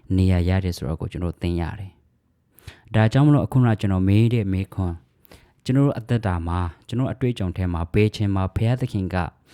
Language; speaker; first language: Burmese; native; Burmese